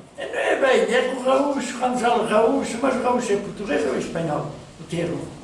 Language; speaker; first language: Portuguese; native; Portuguese